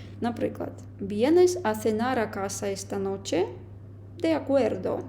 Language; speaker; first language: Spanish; non-native, fluent; Ukrainian